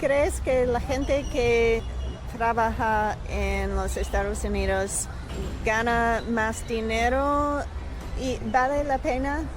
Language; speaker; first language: Spanish; non-native, learner; English